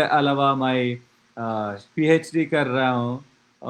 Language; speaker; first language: Hindi; non-native, local second language; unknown